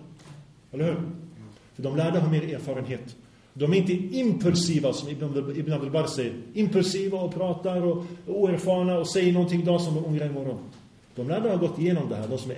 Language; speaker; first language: Swedish; early bilingual, other home language; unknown